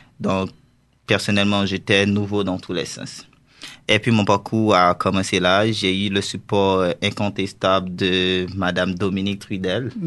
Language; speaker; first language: French; non-native, local second language; Haitian Creole